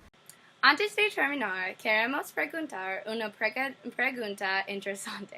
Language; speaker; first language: Spanish; non-native, learner; English